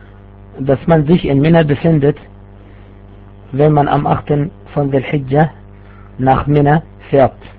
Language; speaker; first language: German; non-native, fluent; Arabic